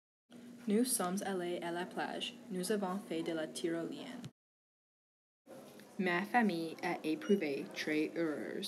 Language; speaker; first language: French; non-native, learner; English